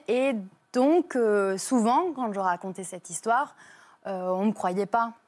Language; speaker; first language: French; native; French